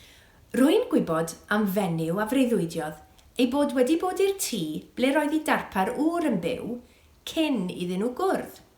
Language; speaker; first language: Welsh; native; Welsh